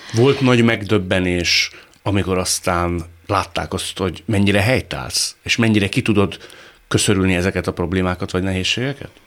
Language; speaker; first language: Hungarian; native; Hungarian